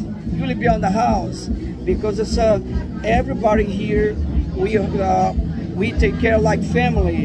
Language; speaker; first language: English; non-native, learner; Portuguese